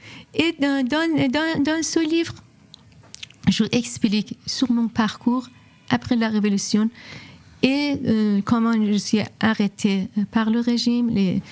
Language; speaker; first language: French; non-native, fluent; Persian